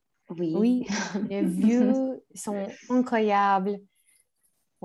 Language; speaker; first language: French; non-native, learner; English